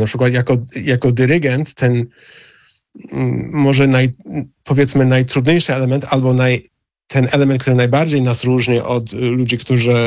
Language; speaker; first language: Polish; non-native, fluent; English